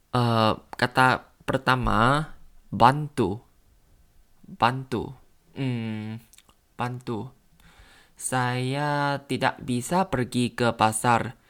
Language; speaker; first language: Indonesian; non-native, learner; Thai